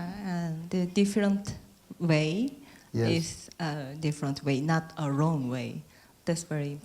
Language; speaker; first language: English; non-native, learner; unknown